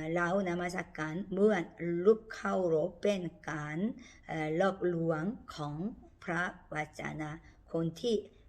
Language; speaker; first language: Thai; non-native, learner; Korean